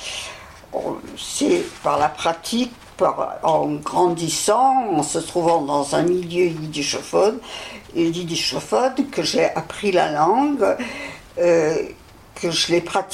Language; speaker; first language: French; early bilingual, other home language; Yiddish